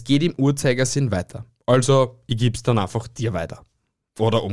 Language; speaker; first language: German; native; German